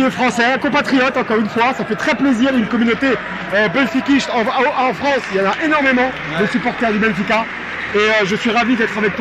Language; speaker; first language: French; native; French